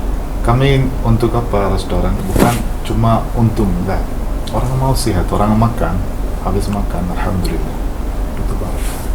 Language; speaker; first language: Indonesian; non-native, local second language; Malayalam